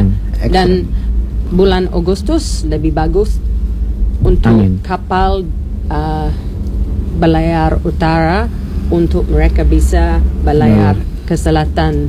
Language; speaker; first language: Indonesian; non-native, learner; English